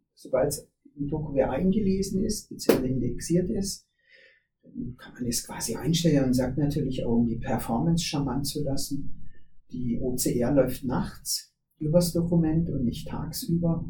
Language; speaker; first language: German; native; German